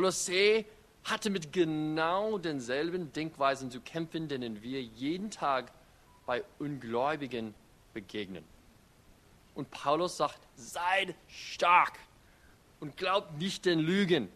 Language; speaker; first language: German; non-native, fluent; English